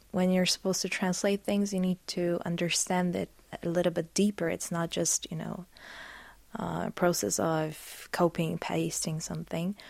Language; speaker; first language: English; non-native, fluent; Polish